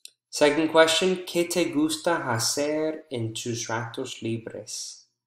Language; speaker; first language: Spanish; non-native, fluent; English